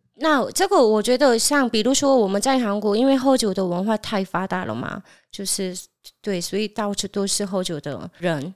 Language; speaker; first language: Chinese; non-native, fluent; Korean